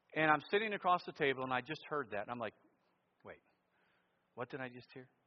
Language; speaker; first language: English; native; English